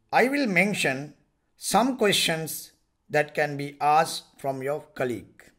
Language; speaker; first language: English; non-native, local second language; Sinhala